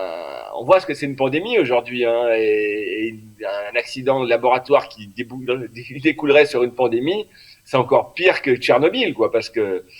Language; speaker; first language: French; native; French